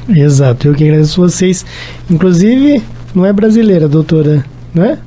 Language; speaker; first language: Portuguese; native; Portuguese